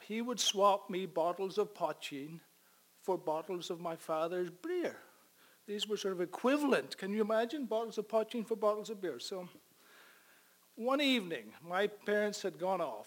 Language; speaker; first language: English; native; English